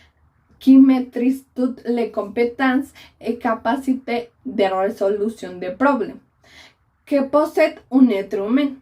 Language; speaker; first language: French; non-native, learner; Spanish